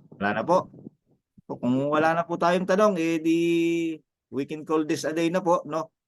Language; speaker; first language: Filipino; native; Filipino